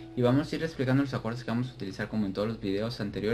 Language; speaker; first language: Spanish; native; Spanish